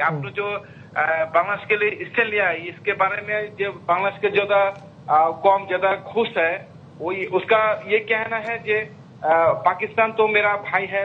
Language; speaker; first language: Hindi; non-native, learner; Bangla